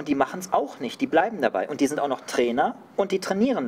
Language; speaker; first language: German; native; German